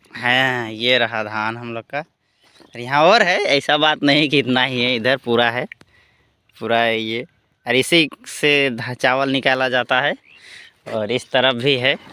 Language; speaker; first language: Hindi; native; Hindi